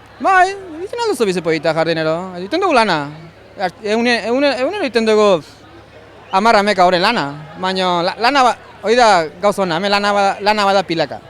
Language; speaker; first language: Basque; native; Basque